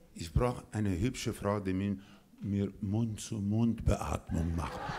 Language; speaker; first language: German; non-native, fluent; Spanish